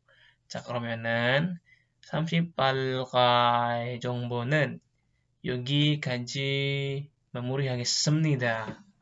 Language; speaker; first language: Korean; non-native, fluent; Indonesian